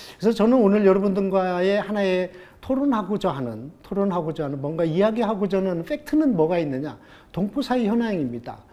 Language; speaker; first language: Korean; native; Korean